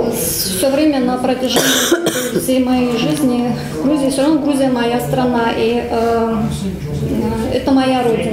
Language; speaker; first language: Russian; native; Russian